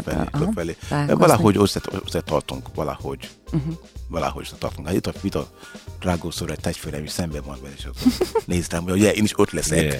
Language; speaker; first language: Hungarian; non-native, learner; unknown